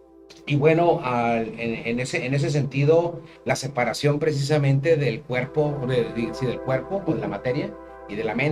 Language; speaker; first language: Spanish; native; Spanish